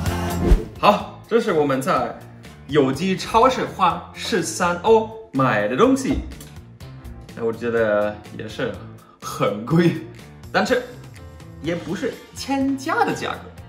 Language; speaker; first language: Chinese; non-native, fluent; German